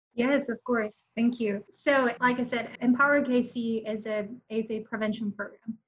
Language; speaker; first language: English; non-native, fluent; Spanish